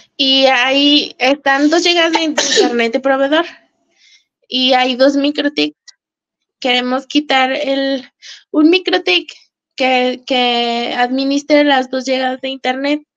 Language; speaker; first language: Spanish; native; Spanish